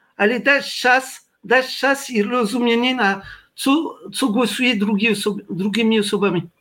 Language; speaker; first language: Polish; non-native, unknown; French